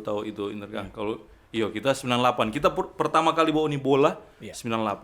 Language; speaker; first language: Indonesian; non-native, local second language; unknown